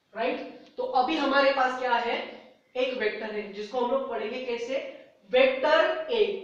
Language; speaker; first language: Hindi; native; Hindi